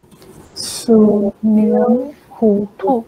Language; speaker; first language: Chinese; non-native, learner; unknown